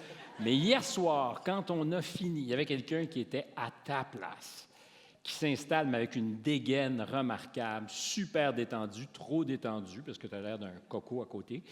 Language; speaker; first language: French; native; French